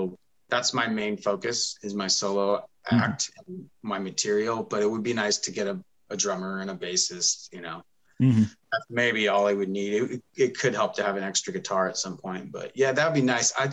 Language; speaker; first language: English; native; English